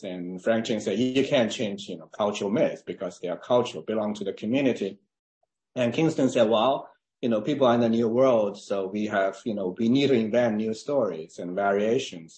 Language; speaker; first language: English; non-native, fluent; Chinese